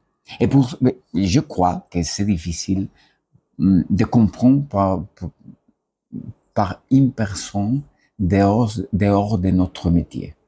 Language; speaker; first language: French; non-native, learner; Spanish